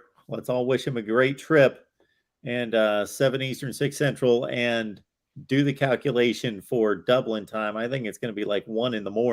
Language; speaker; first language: English; native; English